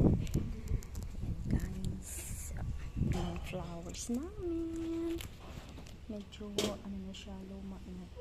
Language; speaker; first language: Filipino; non-native, local second language; Cebuano